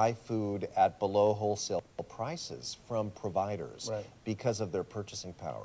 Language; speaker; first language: English; early bilingual, other home language; Swiss German